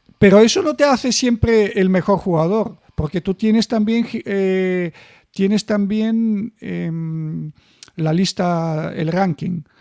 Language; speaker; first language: Spanish; non-native, fluent; Bulgarian